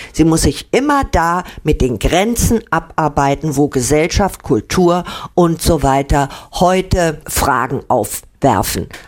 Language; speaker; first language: German; native; German